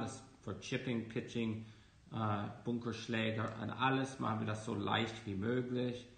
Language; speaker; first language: German; non-native, fluent; English